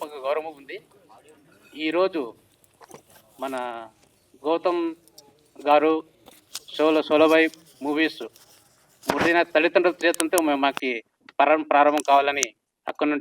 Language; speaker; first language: Telugu; non-native, local second language; Lambadi